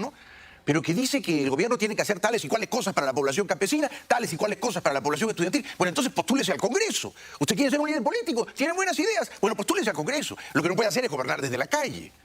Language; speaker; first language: Spanish; native; Spanish